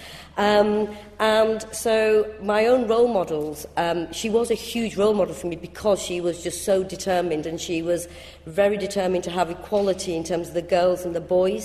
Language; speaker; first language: English; early bilingual, other home language; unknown